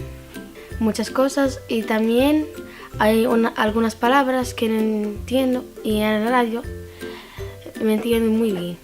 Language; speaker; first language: Spanish; non-native, learner; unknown